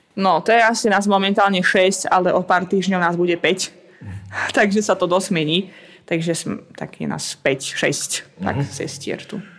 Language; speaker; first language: Slovak; non-native, fluent; Russian